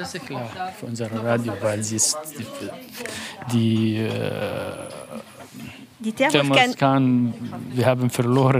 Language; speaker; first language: German; non-native, learner; Arabic